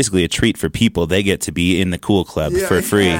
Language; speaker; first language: English; native; English